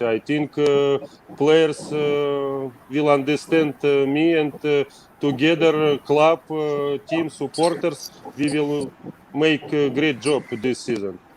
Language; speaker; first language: English; non-native, learner; Russian